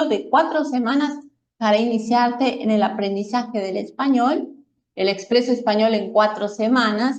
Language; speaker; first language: Spanish; non-native, fluent; Portuguese